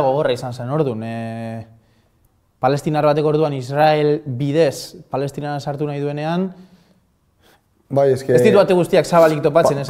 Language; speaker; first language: Basque; native; Basque